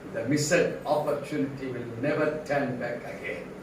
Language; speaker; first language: English; non-native, local second language; Tamil